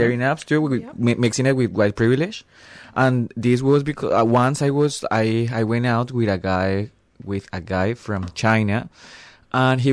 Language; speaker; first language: English; non-native, fluent; Spanish